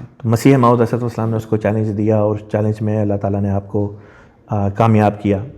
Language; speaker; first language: Urdu; native; Urdu